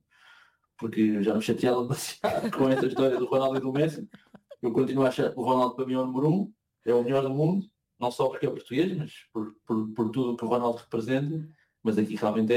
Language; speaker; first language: Portuguese; native; Portuguese